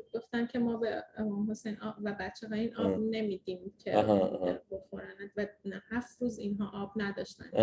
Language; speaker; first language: Persian; early bilingual, heritage; Persian